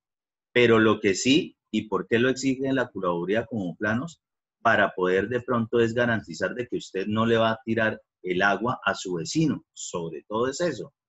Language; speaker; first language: Spanish; native; Spanish